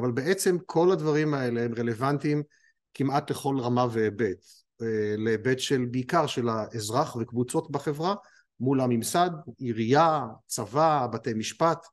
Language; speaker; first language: Hebrew; native; Hebrew